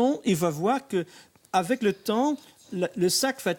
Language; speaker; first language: French; non-native, fluent; Dutch